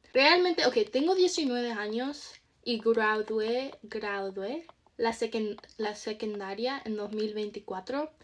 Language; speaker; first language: Spanish; early bilingual, heritage; Spanish